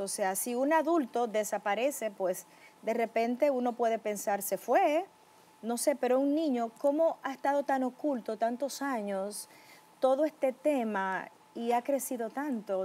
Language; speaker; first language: Spanish; native; Spanish